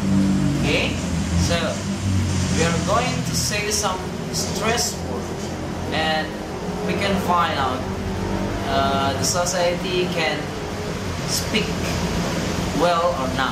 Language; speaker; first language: English; non-native, learner; Indonesian